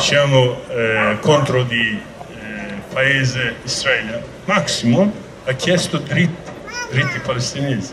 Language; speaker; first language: Italian; non-native, learner; Kurdish